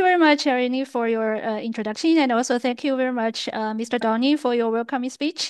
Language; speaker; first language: English; non-native, fluent; Chinese